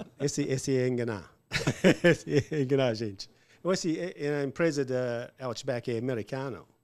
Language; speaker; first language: Portuguese; non-native, learner; English